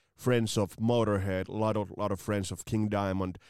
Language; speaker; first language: English; non-native, fluent; Finnish